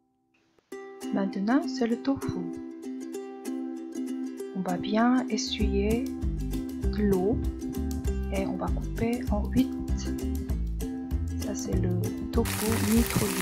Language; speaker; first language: French; non-native, fluent; Korean